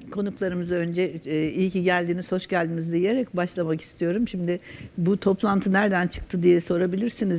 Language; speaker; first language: Turkish; native; Turkish